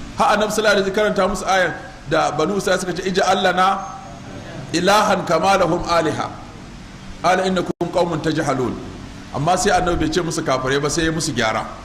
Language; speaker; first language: Hausa; native; Hausa